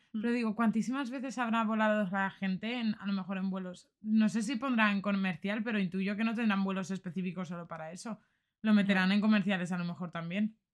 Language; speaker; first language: Spanish; native; Spanish